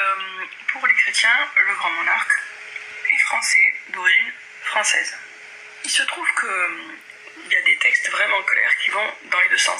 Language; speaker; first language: French; native; French